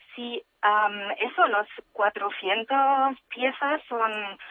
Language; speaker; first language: Spanish; early bilingual, heritage; German